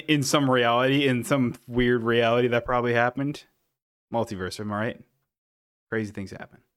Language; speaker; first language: English; native; English